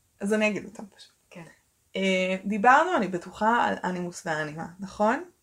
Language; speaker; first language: Hebrew; early bilingual, other home language; Russian